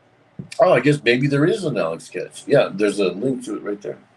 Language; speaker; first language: English; native; English